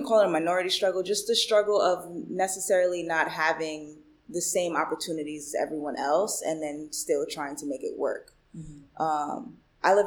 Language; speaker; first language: English; early bilingual, other home language; Spanish